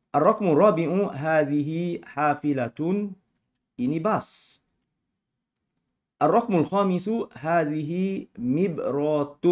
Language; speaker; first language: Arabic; non-native, fluent; Malay